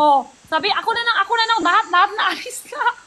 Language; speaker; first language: Filipino; non-native, learner; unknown